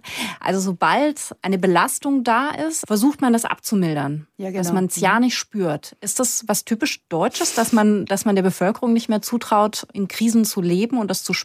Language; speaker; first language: German; native; German